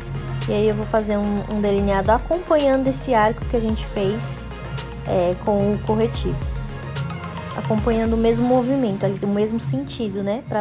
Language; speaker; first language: Portuguese; native; Portuguese